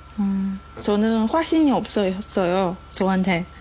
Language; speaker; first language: Korean; non-native, learner; Chinese